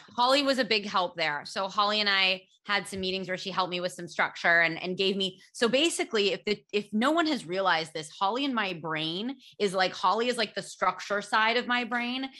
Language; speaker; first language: English; native; English